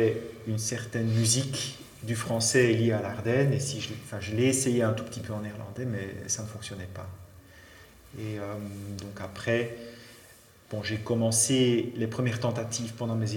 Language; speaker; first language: French; non-native, fluent; Dutch